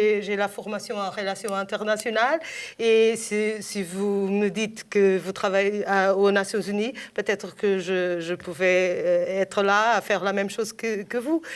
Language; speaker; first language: French; non-native, fluent; Portuguese